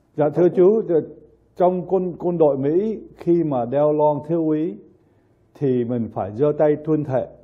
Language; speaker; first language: Vietnamese; early bilingual, heritage; Vietnamese